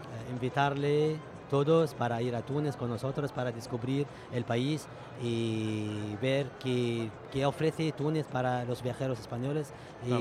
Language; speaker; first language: Spanish; non-native, fluent; Arabic